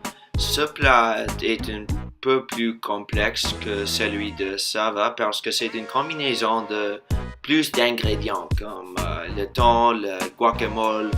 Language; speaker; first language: French; non-native, fluent; English